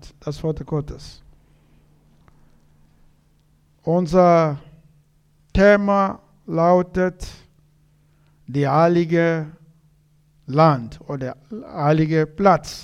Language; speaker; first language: German; non-native, learner; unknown